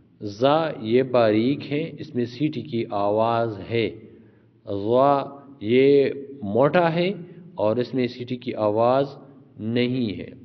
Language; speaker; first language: Urdu; native; Urdu